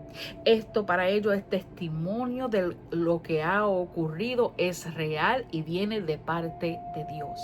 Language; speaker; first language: Spanish; native; Spanish